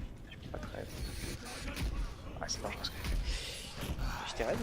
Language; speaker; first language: French; native; French